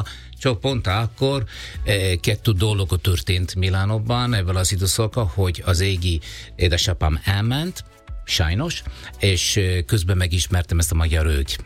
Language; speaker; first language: Hungarian; non-native, learner; Italian